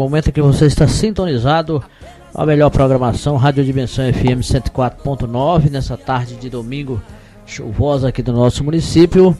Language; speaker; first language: Portuguese; native; Portuguese